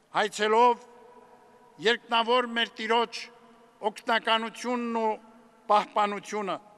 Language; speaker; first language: Armenian; native; Armenian